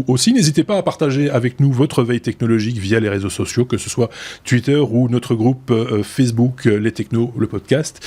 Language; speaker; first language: French; native; French